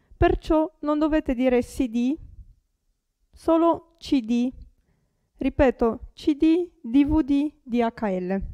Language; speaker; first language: Italian; non-native, fluent; Romanian